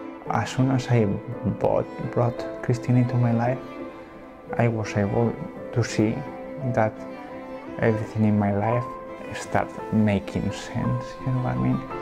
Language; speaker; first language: English; non-native, fluent; Spanish